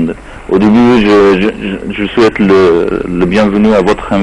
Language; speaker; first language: French; non-native, fluent; Arabic